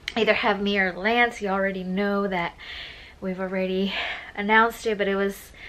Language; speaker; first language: English; early bilingual, other home language; Spanish